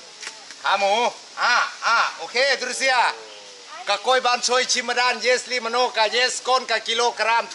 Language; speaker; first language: Russian; non-native, learner; Thai